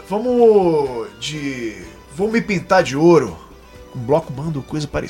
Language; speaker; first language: Portuguese; native; Portuguese